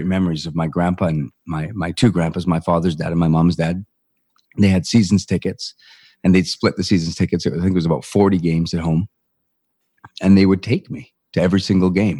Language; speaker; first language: English; native; English